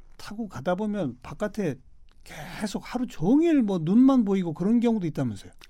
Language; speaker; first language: Korean; native; Korean